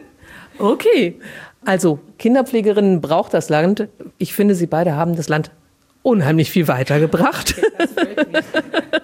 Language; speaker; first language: German; native; German